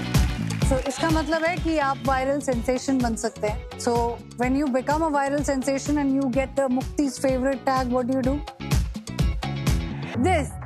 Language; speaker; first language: Hindi; native; Hindi